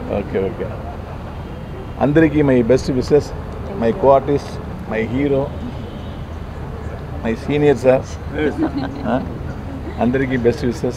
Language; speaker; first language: Telugu; non-native, learner; Tamil